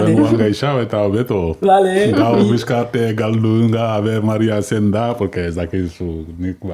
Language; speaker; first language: Basque; non-native, learner; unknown